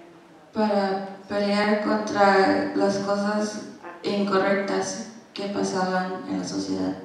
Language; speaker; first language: Spanish; non-native, learner; English